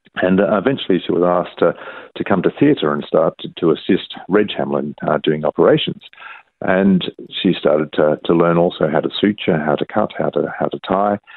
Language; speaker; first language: English; native; English